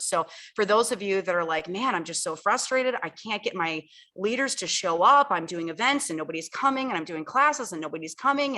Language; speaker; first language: English; native; English